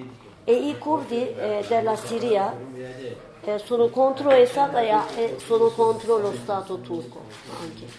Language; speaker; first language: Italian; non-native, learner; Turkish